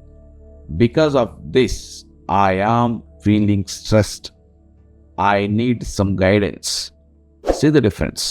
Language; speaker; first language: English; non-native, local second language; Telugu